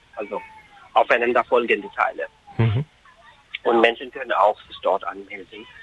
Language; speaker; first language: German; non-native, fluent; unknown